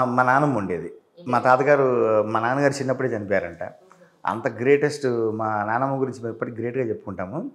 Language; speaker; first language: Telugu; native; Telugu